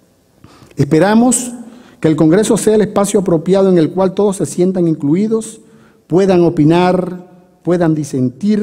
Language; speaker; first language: Spanish; native; Spanish